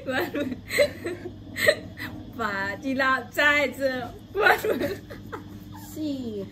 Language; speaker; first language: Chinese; non-native, learner; Lao